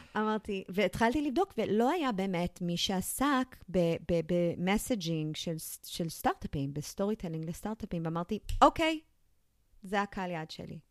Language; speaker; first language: Hebrew; early bilingual, other home language; English